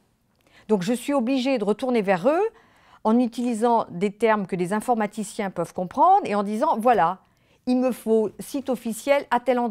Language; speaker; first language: French; native; French